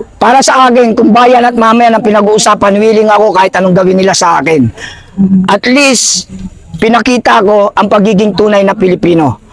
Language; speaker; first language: Filipino; native; Filipino